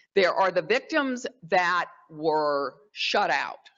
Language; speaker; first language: English; native; English